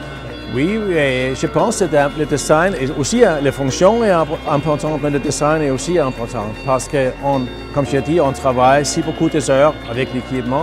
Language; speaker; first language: French; non-native, learner; Danish